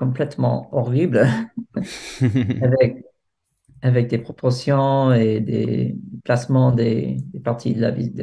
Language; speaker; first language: French; non-native, fluent; English